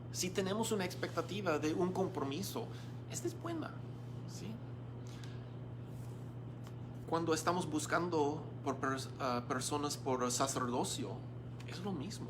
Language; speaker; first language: Spanish; non-native, learner; English